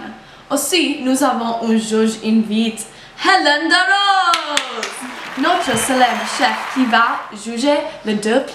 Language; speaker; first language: French; non-native, learner; English